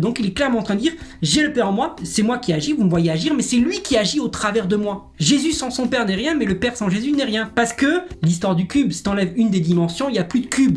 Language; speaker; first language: French; native; French